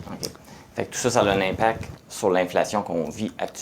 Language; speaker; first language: French; native; French